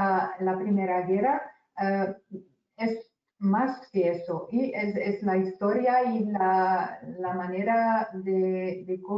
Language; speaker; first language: Spanish; non-native, fluent; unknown